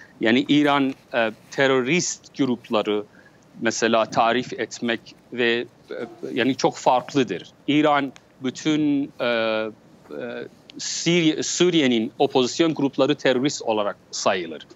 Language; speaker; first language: Turkish; non-native, learner; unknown